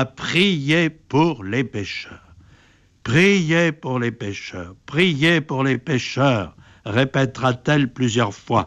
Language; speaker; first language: French; native; French